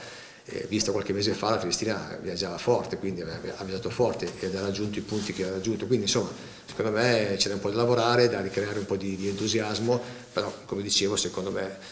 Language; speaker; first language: Italian; native; Italian